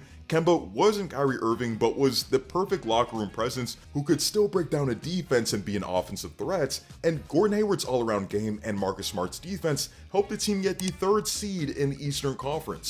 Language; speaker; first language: English; native; English